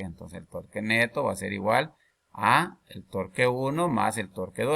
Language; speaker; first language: Spanish; native; Spanish